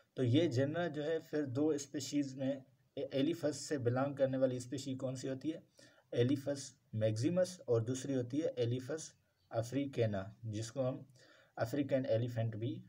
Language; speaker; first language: Urdu; non-native, local second language; Sindhi